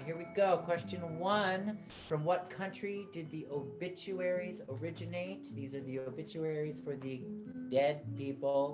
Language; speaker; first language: English; native; English